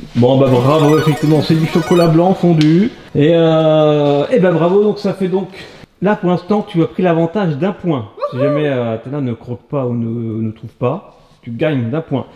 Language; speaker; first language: French; native; French